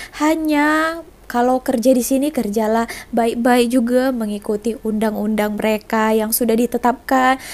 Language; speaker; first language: Indonesian; native; Indonesian